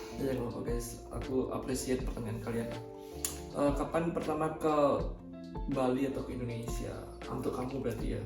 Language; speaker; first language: Indonesian; native; Indonesian